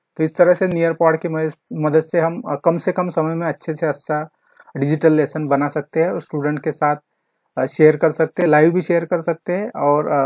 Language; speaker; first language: Hindi; non-native, local second language; Marathi